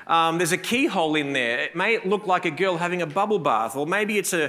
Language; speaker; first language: English; native; English